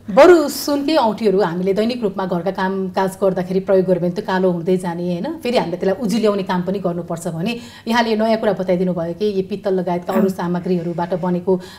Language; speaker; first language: Nepali; native; Nepali